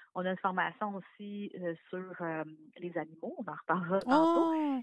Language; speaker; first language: French; native; French